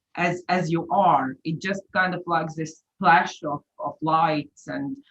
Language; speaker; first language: English; non-native, fluent; Latvian